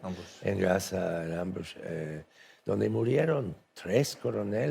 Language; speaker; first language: Spanish; non-native, fluent; English